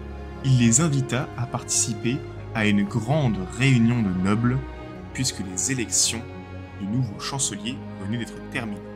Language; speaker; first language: French; native; French